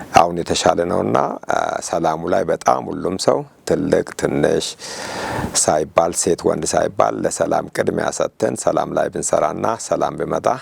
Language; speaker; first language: Amharic; non-native, local second language; Oromo